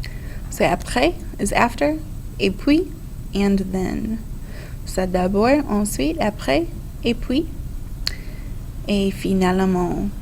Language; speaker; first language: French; non-native, fluent; English